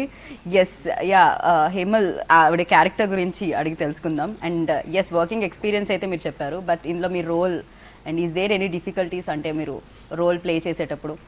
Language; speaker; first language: Telugu; native; Telugu